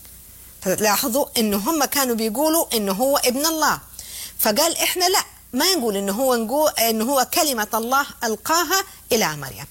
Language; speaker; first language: Arabic; native; Arabic